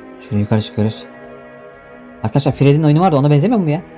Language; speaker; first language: Turkish; native; Turkish